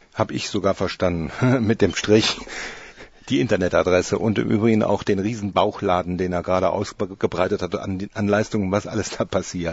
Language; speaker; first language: German; native; German